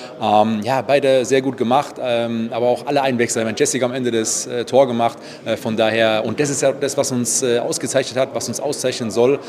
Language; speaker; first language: German; native; German